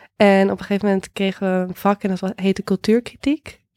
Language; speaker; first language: Dutch; native; Dutch